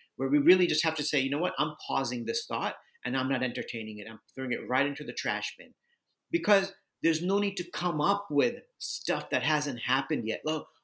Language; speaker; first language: English; native; English